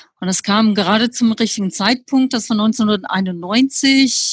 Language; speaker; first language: German; non-native, fluent; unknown